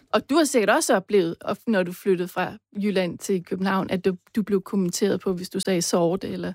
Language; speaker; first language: Danish; native; Danish